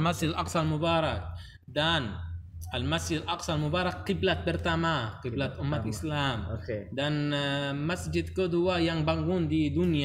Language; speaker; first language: Indonesian; non-native, learner; Arabic